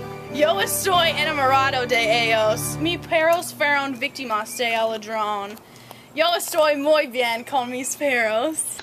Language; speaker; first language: Spanish; non-native, learner; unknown